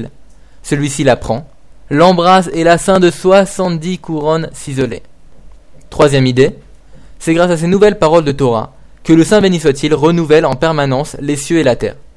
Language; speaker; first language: French; native; French